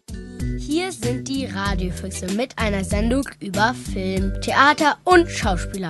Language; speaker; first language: German; native; German